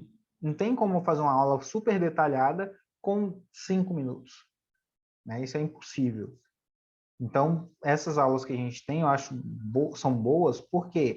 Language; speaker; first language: Portuguese; native; Portuguese